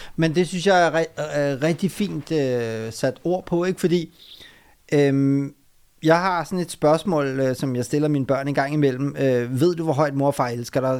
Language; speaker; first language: Danish; early bilingual, other home language; Urdu